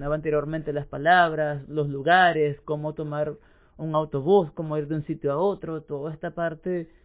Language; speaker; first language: Spanish; native; Spanish